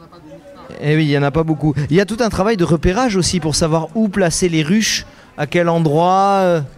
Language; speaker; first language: French; native; French